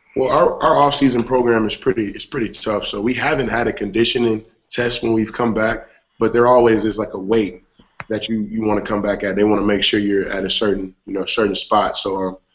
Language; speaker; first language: English; native; English